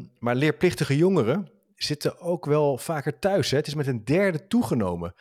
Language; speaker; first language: Dutch; native; Dutch